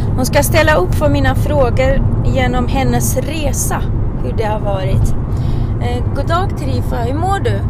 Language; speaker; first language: Swedish; non-native, fluent; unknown